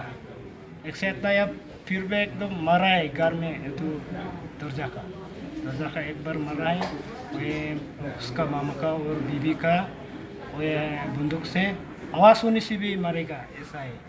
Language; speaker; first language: Hindi; non-native, local second language; Khasi